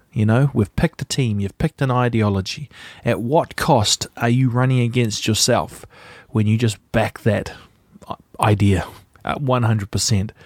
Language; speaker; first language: English; native; English